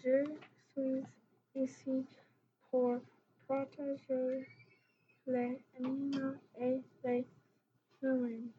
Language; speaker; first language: French; non-native, local second language; English